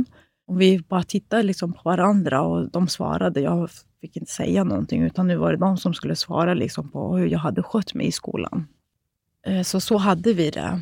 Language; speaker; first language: Swedish; native; Swedish